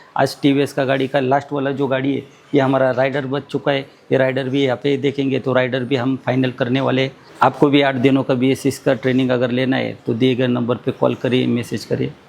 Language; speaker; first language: Hindi; non-native, local second language; Marathi